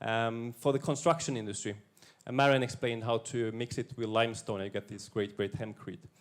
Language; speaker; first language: English; non-native, fluent; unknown